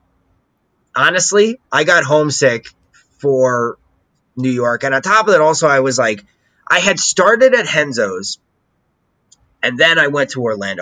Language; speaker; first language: English; native; English